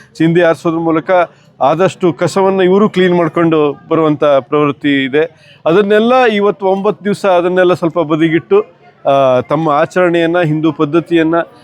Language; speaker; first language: Kannada; native; Kannada